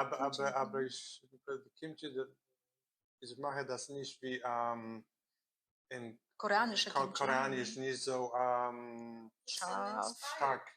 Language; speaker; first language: German; non-native, learner; Korean